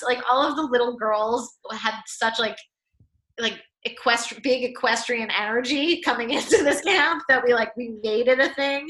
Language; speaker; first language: English; native; English